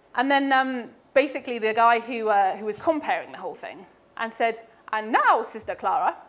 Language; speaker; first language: English; native; English